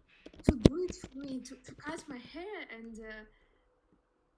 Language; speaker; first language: English; non-native, learner; Russian